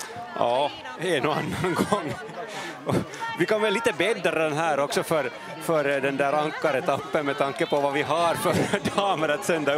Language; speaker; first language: Swedish; native; Swedish